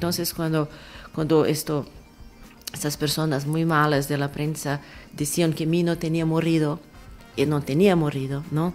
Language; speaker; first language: Spanish; non-native, fluent; Portuguese